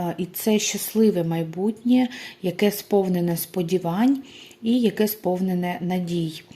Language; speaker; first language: Ukrainian; non-native, local second language; Russian